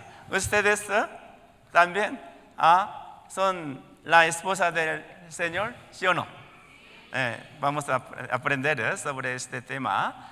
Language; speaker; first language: Spanish; non-native, learner; Korean